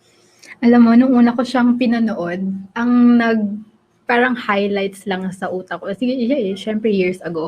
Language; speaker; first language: Filipino; native; Filipino